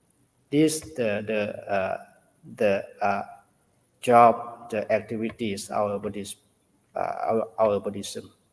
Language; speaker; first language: English; non-native, learner; Thai